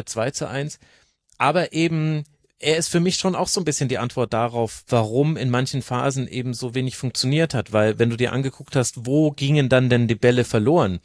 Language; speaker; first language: German; native; German